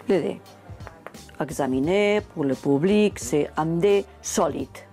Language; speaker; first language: French; non-native, learner; Catalan